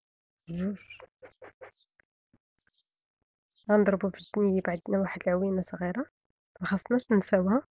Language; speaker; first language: Arabic; native; Arabic